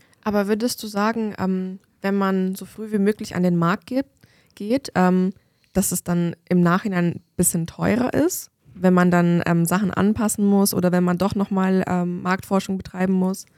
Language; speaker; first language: German; native; German